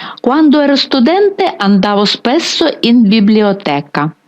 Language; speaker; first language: Italian; non-native, fluent; Ukrainian